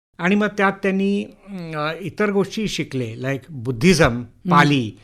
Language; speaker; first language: Marathi; native; Marathi